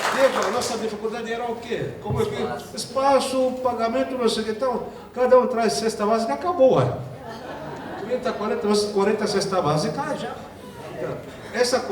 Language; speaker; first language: Portuguese; non-native, fluent; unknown